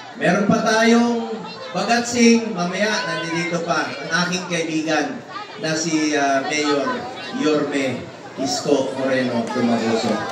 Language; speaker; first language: Filipino; non-native, local second language; Cebuano